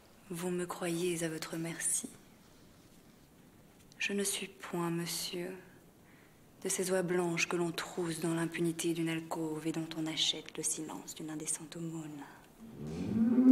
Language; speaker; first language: French; native; French